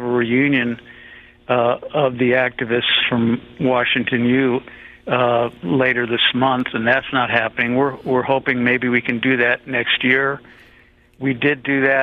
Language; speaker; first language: English; native; English